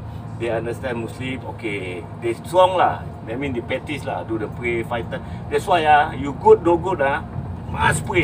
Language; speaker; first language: English; non-native, local second language; Malay